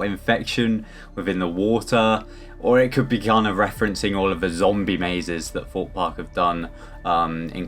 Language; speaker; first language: English; native; English